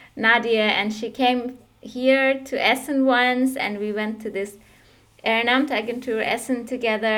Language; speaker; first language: English; non-native, fluent; Persian